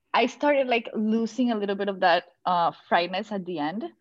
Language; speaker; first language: English; non-native, fluent; Spanish